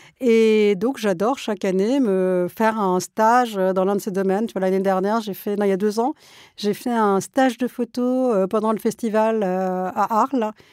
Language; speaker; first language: French; early bilingual, other home language; Malayalam